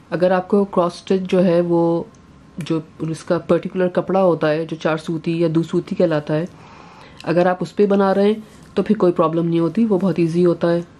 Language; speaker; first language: Urdu; native; Urdu